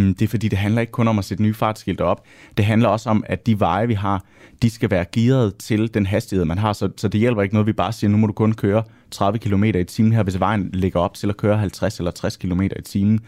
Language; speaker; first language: Danish; native; Danish